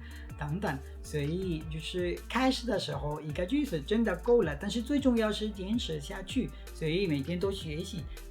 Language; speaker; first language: Chinese; non-native, fluent; Spanish